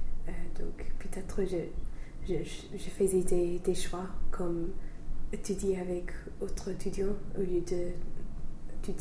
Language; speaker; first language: French; non-native, fluent; English